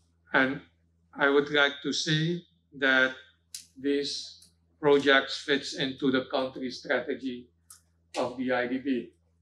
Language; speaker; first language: English; non-native, fluent; Dutch